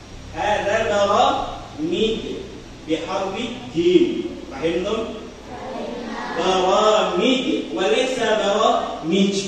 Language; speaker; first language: Arabic; non-native, learner; Indonesian